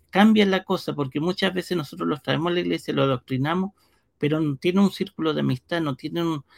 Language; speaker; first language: Spanish; early bilingual, heritage; Spanish